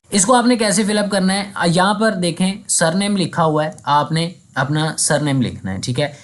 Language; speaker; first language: Urdu; non-native, local second language; Punjabi